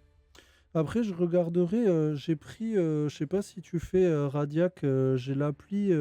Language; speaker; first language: French; native; French